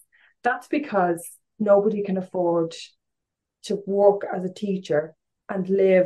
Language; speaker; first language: English; native; English